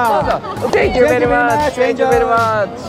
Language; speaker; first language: English; non-native, learner; Japanese